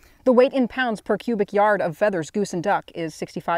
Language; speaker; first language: English; native; English